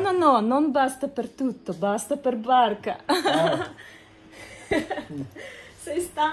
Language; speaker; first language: Italian; non-native, learner; Russian